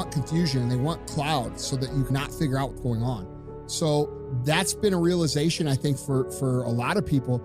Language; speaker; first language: English; native; English